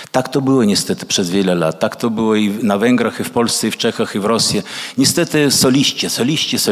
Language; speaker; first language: Polish; early bilingual, other home language; Russian